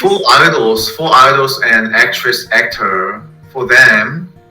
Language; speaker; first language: English; non-native, fluent; Korean